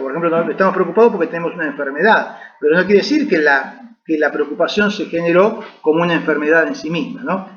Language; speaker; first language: Spanish; native; Spanish